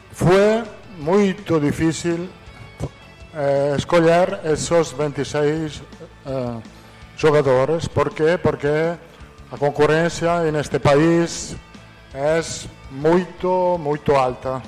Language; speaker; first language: Portuguese; non-native, fluent; Italian